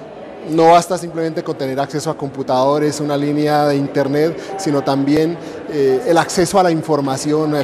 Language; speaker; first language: Spanish; native; Spanish